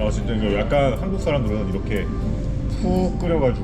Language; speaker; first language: Korean; native; Korean